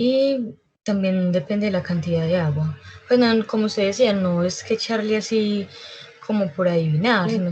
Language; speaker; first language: Spanish; native; Spanish